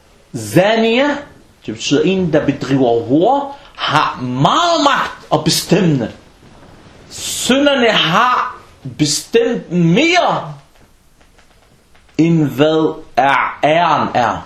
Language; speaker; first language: Danish; early bilingual, other home language; Arabic